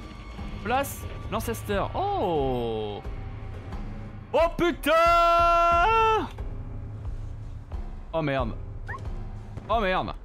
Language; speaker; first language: French; native; French